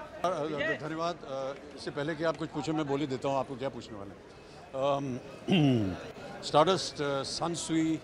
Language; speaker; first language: Hindi; native; Hindi